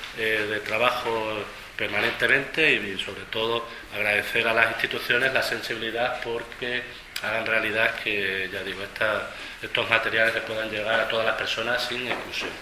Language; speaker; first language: Spanish; native; Spanish